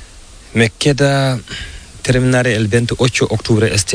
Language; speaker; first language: Spanish; non-native, learner; Fula